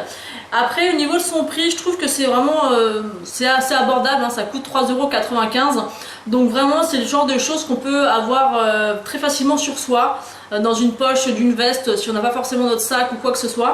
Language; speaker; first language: French; native; French